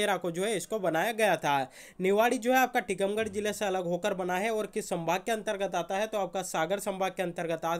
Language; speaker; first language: Hindi; native; Hindi